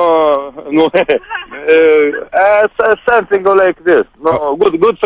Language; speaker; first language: English; non-native, learner; Lithuanian